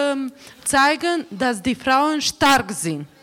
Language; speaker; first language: German; non-native, learner; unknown